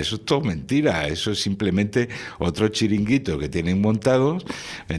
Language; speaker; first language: Spanish; native; Spanish